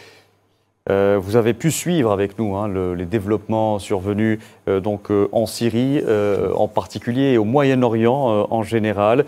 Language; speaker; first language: French; non-native, local second language; Arabic